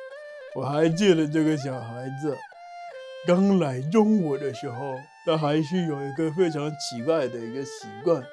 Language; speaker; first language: Chinese; non-native, fluent; French